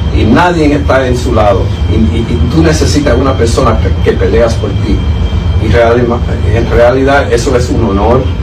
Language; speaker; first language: Spanish; early bilingual, heritage; Spanish